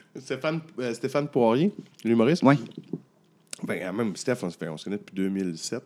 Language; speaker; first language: French; native; French